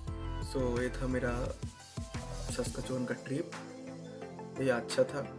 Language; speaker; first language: Hindi; non-native, local second language; Bangla